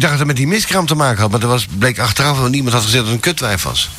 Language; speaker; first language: Dutch; native; Dutch